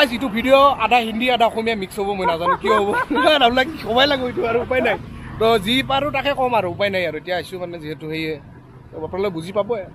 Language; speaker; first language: Hindi; non-native, local second language; Assamese